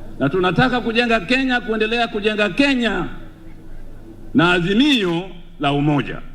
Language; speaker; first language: Swahili; non-native, local second language; Luo (Kenya and Tanzania)